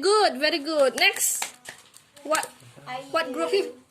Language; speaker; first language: English; non-native, learner; Indonesian